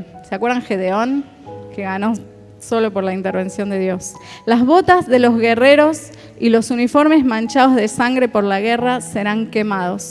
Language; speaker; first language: Spanish; native; Spanish